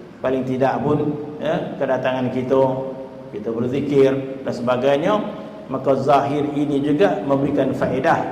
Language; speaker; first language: Malay; native; Malay